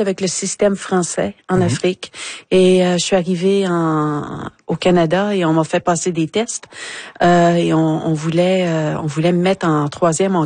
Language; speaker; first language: French; native; French